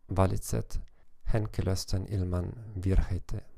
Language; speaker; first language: Finnish; non-native, learner; German